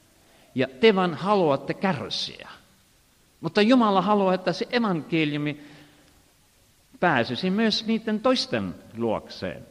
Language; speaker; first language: Finnish; non-native, fluent; Estonian